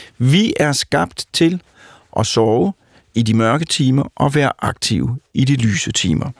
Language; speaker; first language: Danish; native; Danish